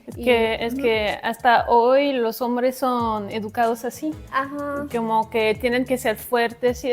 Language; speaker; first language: Spanish; non-native, fluent; French